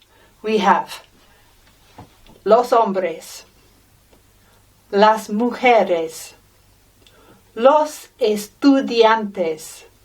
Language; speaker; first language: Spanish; non-native, fluent; English